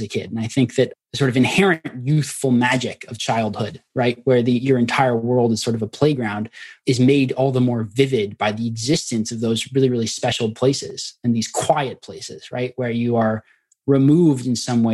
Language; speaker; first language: English; native; English